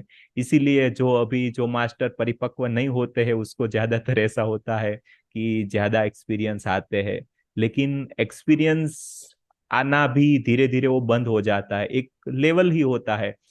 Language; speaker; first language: Hindi; native; Hindi